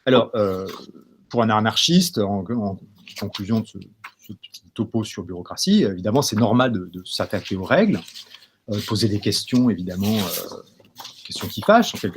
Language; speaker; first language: French; native; French